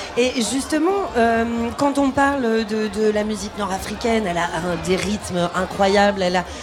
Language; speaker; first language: French; native; French